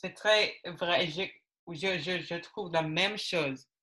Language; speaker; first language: French; non-native, learner; English